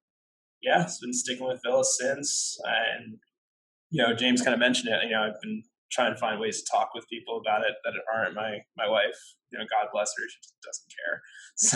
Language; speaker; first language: English; native; English